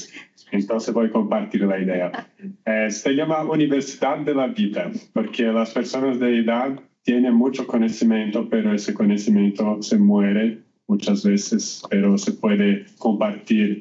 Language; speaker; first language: Spanish; non-native, learner; Portuguese